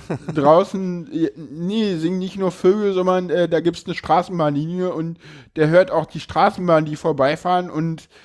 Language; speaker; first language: German; native; German